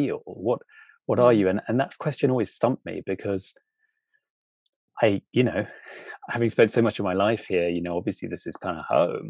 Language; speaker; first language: English; native; English